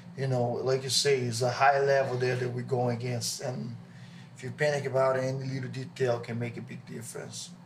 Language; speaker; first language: English; non-native, learner; Portuguese